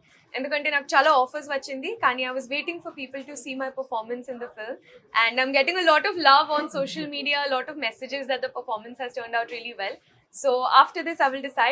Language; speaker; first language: Telugu; non-native, learner; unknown